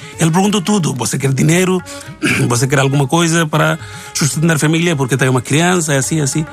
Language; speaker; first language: Portuguese; non-native, learner; Bangla